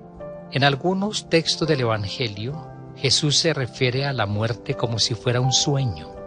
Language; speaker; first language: Spanish; native; Spanish